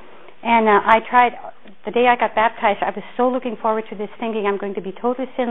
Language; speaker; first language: English; native; English